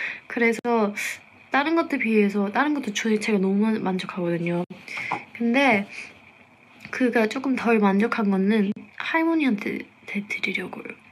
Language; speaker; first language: Korean; non-native, fluent; English